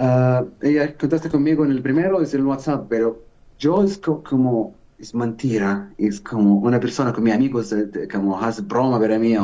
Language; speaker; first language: Spanish; non-native, learner; Arabic